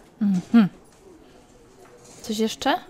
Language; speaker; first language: Polish; native; Polish